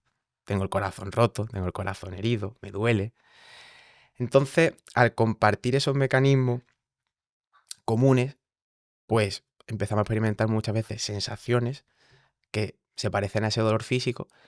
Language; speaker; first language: Spanish; native; Spanish